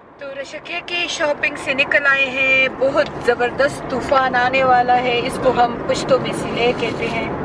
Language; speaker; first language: Urdu; non-native, local second language; Pashto